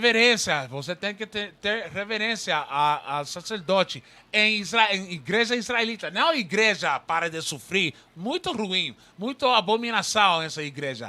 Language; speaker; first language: Portuguese; non-native, learner; Spanish